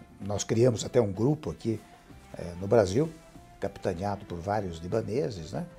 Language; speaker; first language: Portuguese; early bilingual, other home language; Arabic